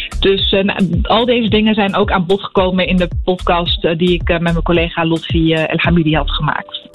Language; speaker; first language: Dutch; early bilingual, other home language; Arabic